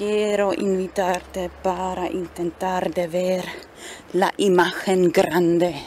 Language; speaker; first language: Spanish; non-native, fluent; German